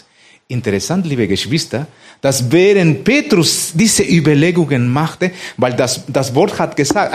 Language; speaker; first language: German; non-native, fluent; Spanish